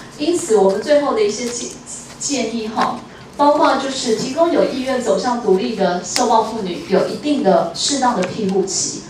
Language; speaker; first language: Chinese; native; Chinese